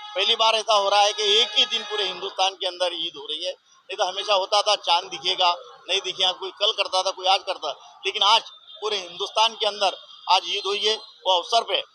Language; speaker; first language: Hindi; non-native, local second language; Gujarati